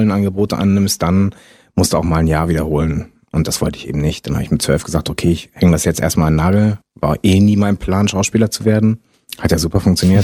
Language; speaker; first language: German; non-native, local second language; French